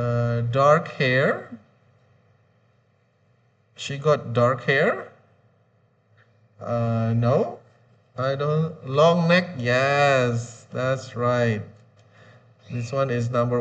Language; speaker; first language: English; non-native, fluent; Indonesian